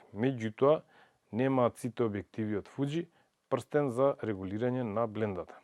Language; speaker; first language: Macedonian; native; Macedonian